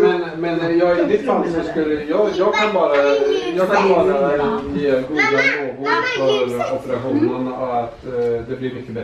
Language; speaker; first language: Swedish; native; Swedish